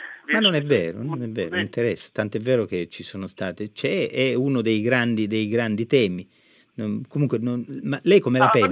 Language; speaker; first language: Italian; native; Italian